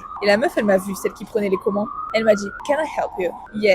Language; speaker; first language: French; native; French